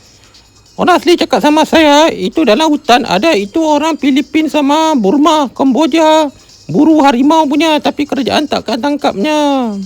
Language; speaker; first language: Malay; non-native, local second language; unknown